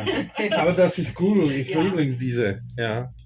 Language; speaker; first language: German; non-native, learner; Slovak